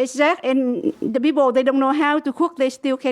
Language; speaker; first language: English; non-native, learner; Vietnamese